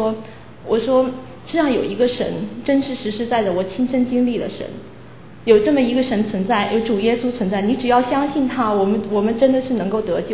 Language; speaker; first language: Chinese; native; Chinese